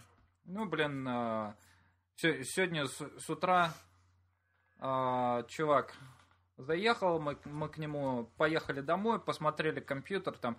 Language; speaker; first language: Russian; native; Russian